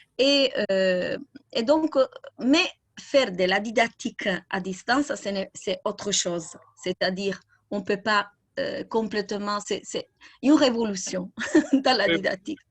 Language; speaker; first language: French; non-native, fluent; Italian